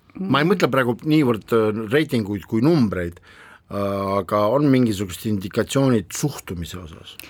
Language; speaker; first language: Estonian; non-native, local second language; Russian